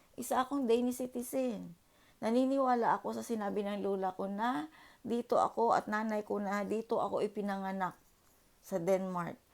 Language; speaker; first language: Filipino; early bilingual, heritage; Filipino